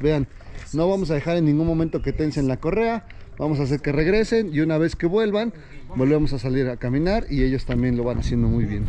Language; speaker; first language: Spanish; native; Spanish